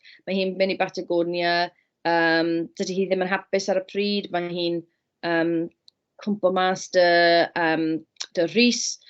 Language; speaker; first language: Welsh; non-native, fluent; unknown